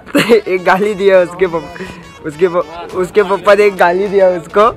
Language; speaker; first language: Hindi; non-native, local second language; Marathi